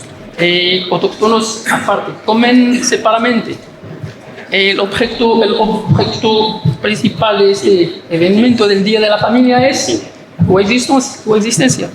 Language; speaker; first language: Spanish; non-native, learner; Arabic